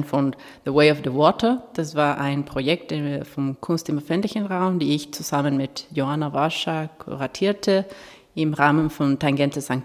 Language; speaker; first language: German; non-native, fluent; Spanish